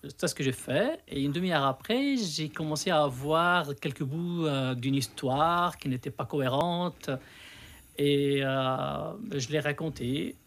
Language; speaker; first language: French; non-native, local second language; Arabic